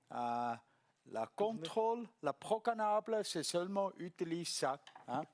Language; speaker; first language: French; non-native, local second language; German